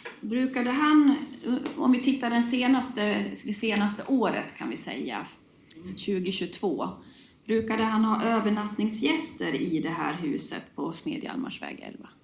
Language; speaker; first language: Swedish; native; Swedish